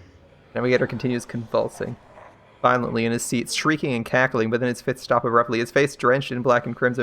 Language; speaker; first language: English; native; English